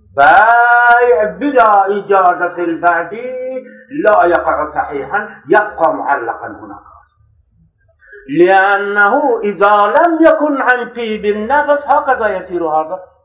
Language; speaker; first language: Arabic; non-native, fluent; Urdu